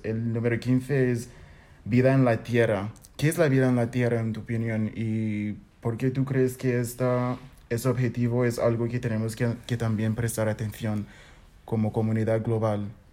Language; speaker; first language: Spanish; non-native, fluent; English